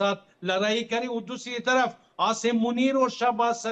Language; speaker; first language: Hindi; non-native, fluent; Pashto